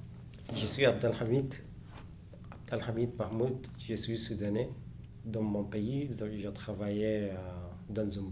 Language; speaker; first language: French; non-native, fluent; Arabic